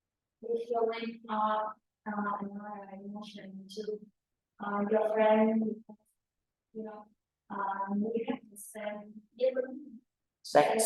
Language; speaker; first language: English; non-native, fluent; Vietnamese